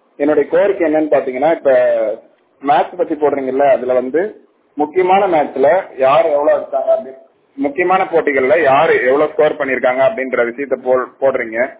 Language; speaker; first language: Tamil; native; Tamil